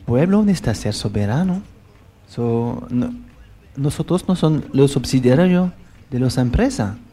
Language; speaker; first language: Spanish; non-native, learner; French